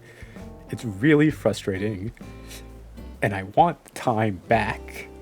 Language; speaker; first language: English; native; English